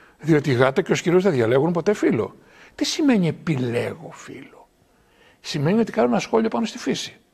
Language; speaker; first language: Greek; native; Greek